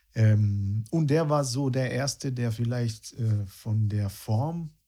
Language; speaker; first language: German; non-native, fluent; Italian